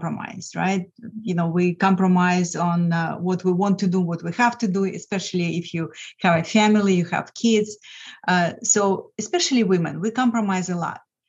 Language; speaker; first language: English; non-native, fluent; Lithuanian